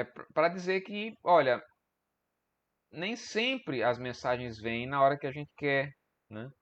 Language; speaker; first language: Portuguese; native; Portuguese